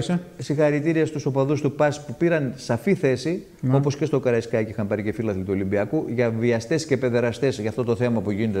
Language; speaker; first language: Greek; native; Greek